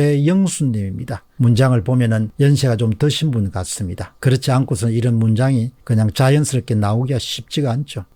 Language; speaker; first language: Korean; native; Korean